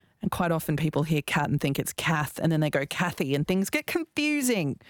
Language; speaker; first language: English; native; English